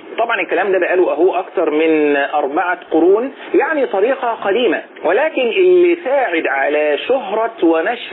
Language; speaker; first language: Arabic; native; Arabic